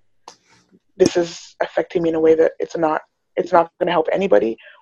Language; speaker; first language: English; native; English